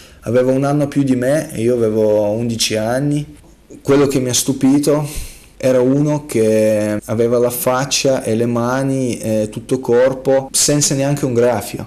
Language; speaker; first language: Italian; non-native, fluent; Russian